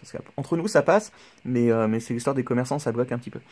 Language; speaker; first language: French; native; French